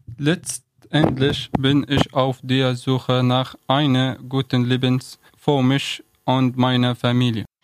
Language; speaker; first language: German; non-native, learner; Arabic